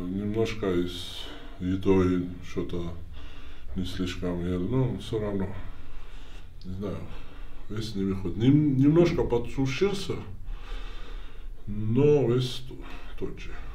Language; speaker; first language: Russian; non-native, fluent; Georgian